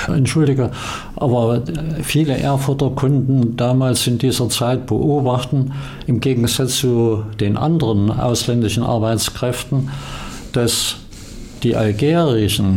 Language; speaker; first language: German; native; German